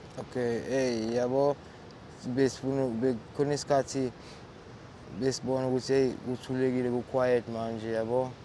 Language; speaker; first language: Zulu; native; Zulu